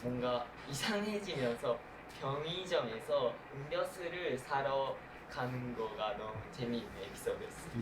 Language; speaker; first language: Korean; non-native, learner; Japanese